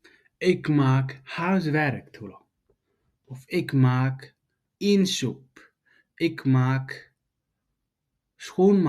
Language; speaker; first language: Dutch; non-native, fluent; Tigrinya